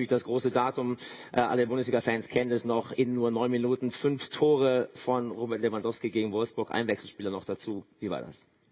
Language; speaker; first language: German; native; German